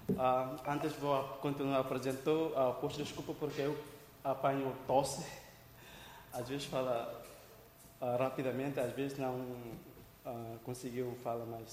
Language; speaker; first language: Portuguese; non-native, local second language; Tetum